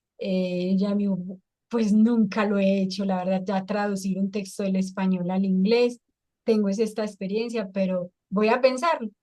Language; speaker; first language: Spanish; native; Spanish